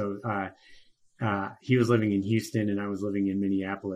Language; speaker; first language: English; native; English